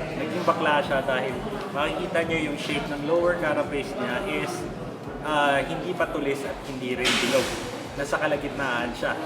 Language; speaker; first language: Filipino; non-native, local second language; Hiligaynon